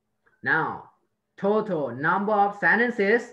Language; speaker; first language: English; non-native, fluent; Vietnamese